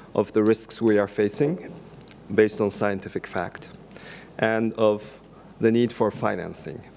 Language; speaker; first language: English; non-native, fluent; Japanese